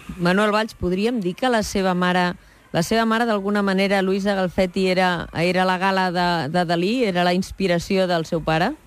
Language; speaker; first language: Catalan; native; Catalan